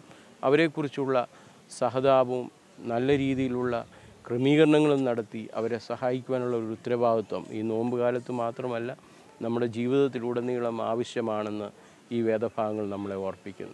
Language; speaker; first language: Malayalam; native; Malayalam